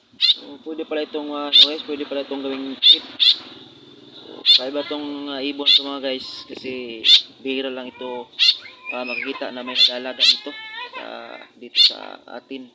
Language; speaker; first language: Filipino; non-native, local second language; Cebuano